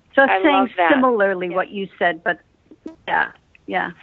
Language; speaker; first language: English; native; English